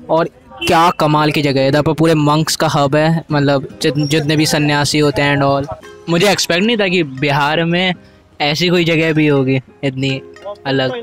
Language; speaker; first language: Hindi; native; Hindi